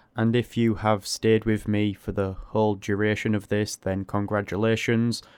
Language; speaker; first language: English; native; English